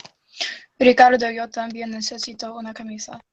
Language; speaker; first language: Spanish; non-native, learner; English